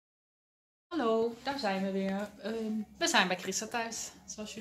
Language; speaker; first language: Dutch; native; Dutch